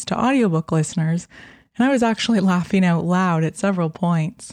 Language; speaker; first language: English; native; English